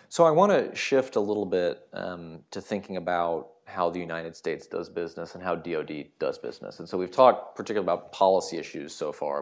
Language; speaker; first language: English; native; English